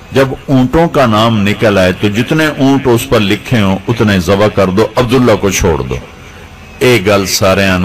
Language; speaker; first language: Urdu; non-native, local second language; Punjabi